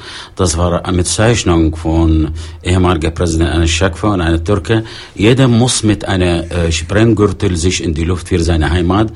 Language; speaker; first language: German; non-native, fluent; Arabic